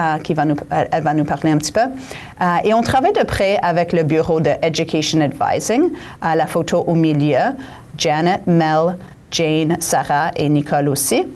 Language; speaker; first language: French; native; French